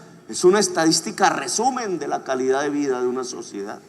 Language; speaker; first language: Spanish; native; Spanish